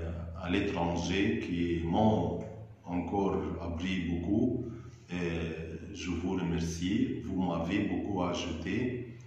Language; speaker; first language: French; non-native, fluent; Arabic